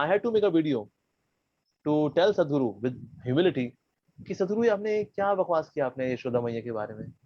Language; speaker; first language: Hindi; native; Hindi